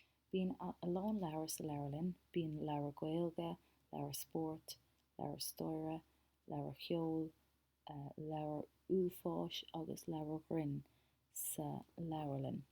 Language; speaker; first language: Irish; non-native, local second language; English